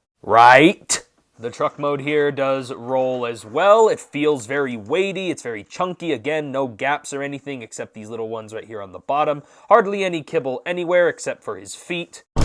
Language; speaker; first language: English; native; English